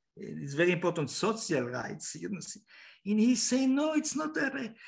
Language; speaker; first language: English; non-native, fluent; Hebrew